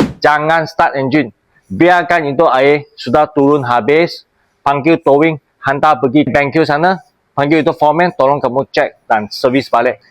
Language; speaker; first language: Malay; non-native, local second language; Chinese